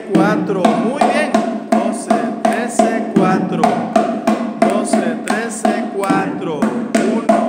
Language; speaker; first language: Spanish; native; Spanish